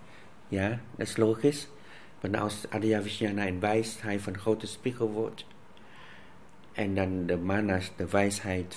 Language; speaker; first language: Dutch; non-native, fluent; Vietnamese